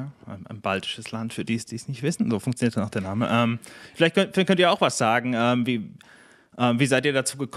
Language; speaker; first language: German; native; German